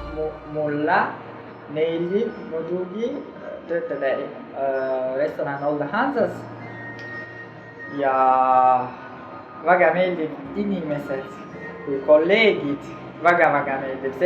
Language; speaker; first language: Estonian; non-native, learner; Tajik